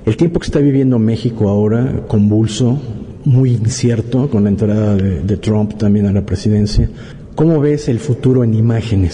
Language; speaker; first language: Spanish; native; Spanish